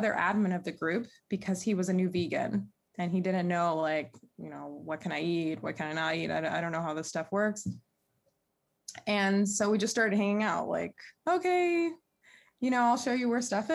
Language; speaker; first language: English; native; English